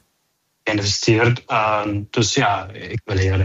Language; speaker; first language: Dutch; non-native, fluent; Arabic